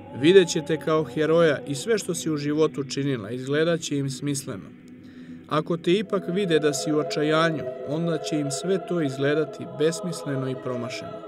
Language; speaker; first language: Serbian; native; Serbian